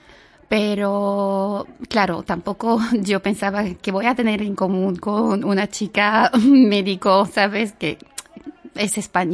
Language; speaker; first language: Spanish; non-native, fluent; Arabic